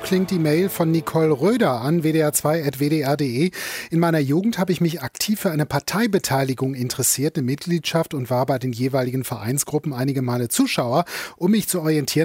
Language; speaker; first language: German; native; German